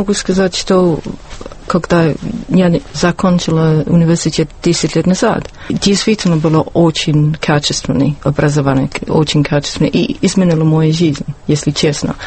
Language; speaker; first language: Russian; non-native, learner; English